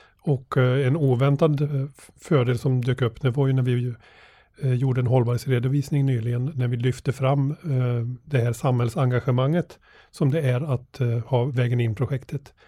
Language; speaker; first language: Swedish; native; Swedish